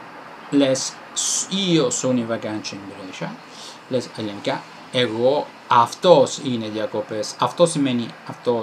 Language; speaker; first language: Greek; non-native, fluent; Italian